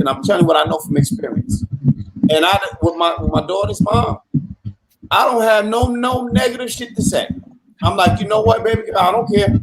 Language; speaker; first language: English; native; English